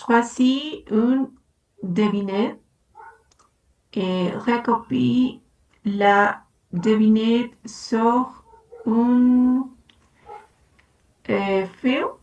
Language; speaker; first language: French; non-native, learner; Spanish